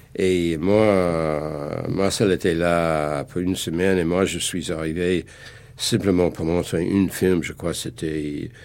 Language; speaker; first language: French; non-native, fluent; English